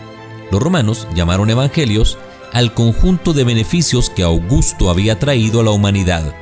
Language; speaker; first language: Spanish; native; Spanish